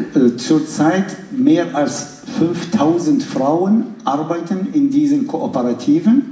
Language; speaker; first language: German; non-native, fluent; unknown